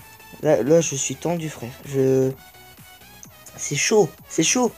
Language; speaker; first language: French; native; French